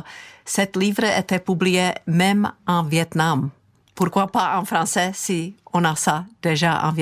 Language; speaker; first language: French; non-native, fluent; Czech